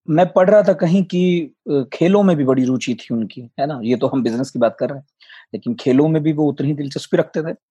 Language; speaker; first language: Hindi; native; Hindi